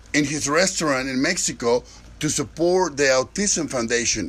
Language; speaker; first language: English; non-native, fluent; Spanish